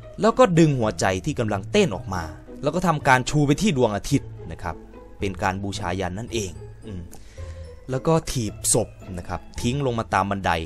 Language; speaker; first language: Thai; native; Thai